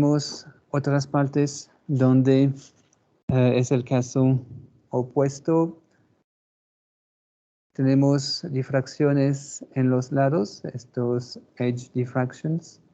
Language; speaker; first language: Spanish; non-native, fluent; French